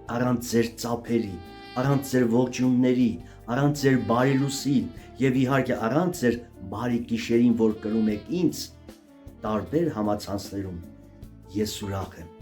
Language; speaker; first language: Armenian; native; Armenian